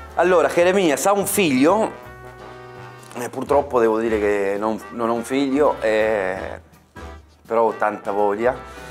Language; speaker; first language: Italian; non-native, fluent; Spanish